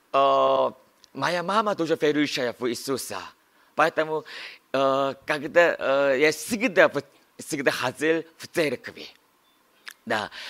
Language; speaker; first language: Russian; non-native, learner; Korean